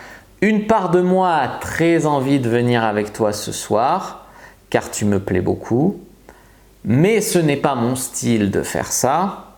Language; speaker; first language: French; native; French